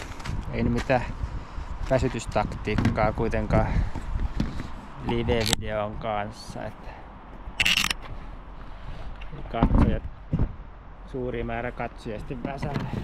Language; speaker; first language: Finnish; native; Finnish